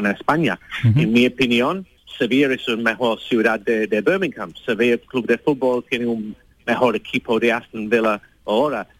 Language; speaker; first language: Spanish; non-native, fluent; English